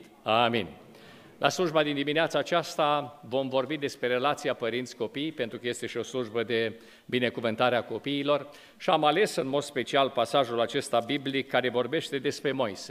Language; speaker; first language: Romanian; native; Romanian